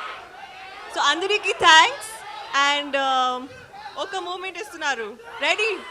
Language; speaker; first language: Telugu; non-native, learner; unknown